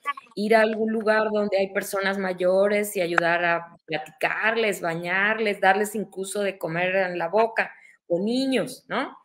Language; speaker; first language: Spanish; native; Spanish